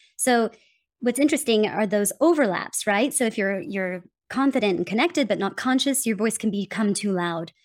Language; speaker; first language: English; native; English